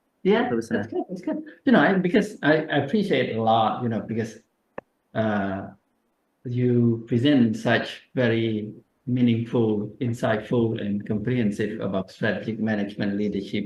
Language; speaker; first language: English; non-native, fluent; Thai